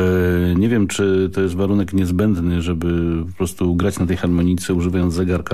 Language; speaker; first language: Polish; native; Polish